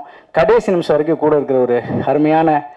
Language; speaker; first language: Tamil; native; Tamil